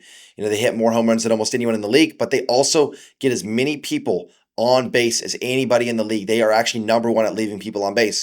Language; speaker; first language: English; native; English